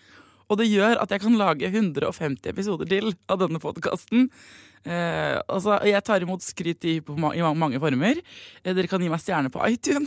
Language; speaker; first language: Norwegian; native; Norwegian